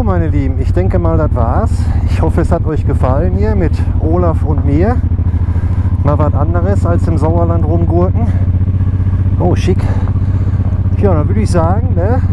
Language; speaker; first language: German; native; German